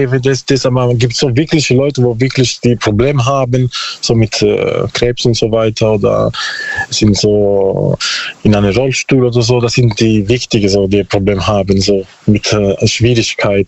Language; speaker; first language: German; non-native, learner; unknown